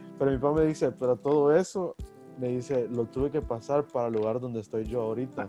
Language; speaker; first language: Spanish; early bilingual, heritage; Spanish